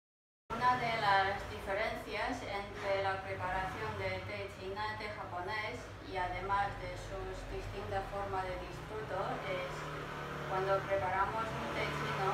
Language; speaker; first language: Spanish; non-native, fluent; Chinese